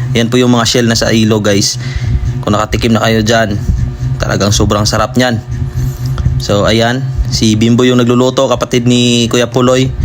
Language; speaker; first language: Filipino; non-native, local second language; Cebuano